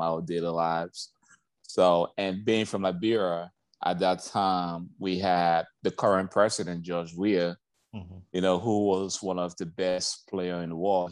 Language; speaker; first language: English; native; English